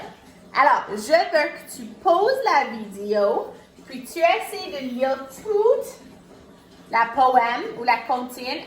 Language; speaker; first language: French; non-native, local second language; English